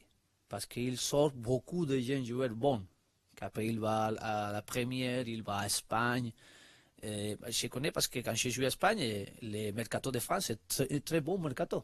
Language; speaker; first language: French; non-native, learner; Spanish